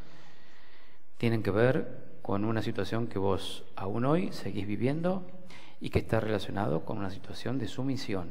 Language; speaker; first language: Spanish; native; Spanish